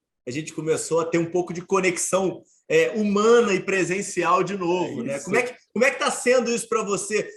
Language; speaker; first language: Portuguese; native; Portuguese